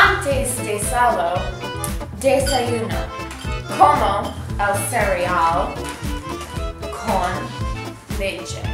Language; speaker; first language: Spanish; non-native, learner; English